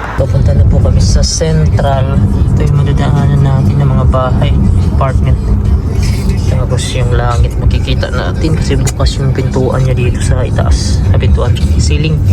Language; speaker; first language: Filipino; native; Filipino